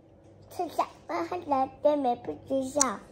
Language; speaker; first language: Chinese; native; Chinese